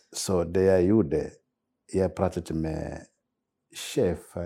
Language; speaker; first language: Norwegian; non-native, fluent; Swahili